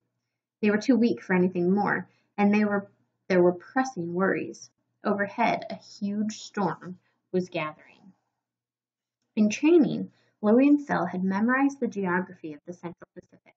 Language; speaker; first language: English; native; English